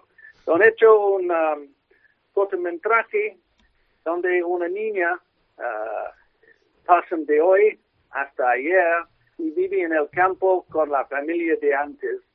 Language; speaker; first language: Spanish; non-native, learner; English